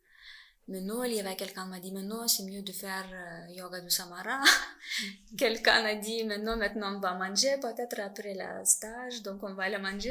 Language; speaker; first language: French; non-native, fluent; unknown